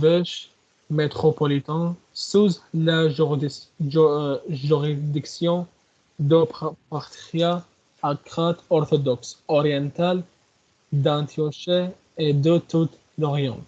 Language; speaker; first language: French; non-native, learner; Arabic